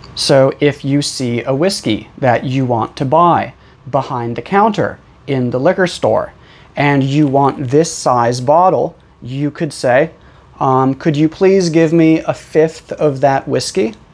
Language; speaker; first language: English; native; English